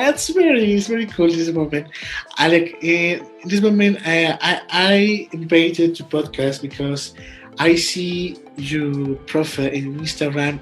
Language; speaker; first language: English; non-native, learner; Spanish